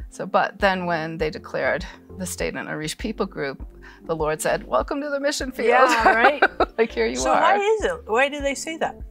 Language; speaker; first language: English; native; English